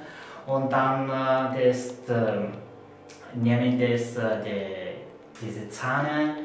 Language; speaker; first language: German; non-native, learner; Turkish